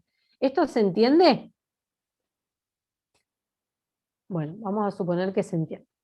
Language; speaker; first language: Spanish; native; Spanish